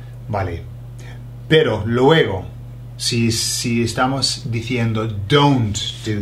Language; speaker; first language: Spanish; non-native, fluent; English